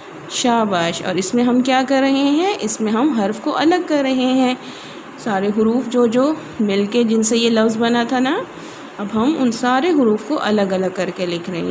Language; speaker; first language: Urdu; non-native, local second language; Pashto